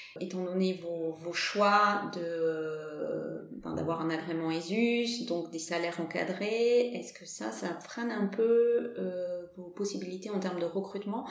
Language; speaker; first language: French; native; French